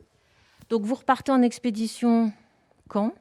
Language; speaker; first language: French; native; French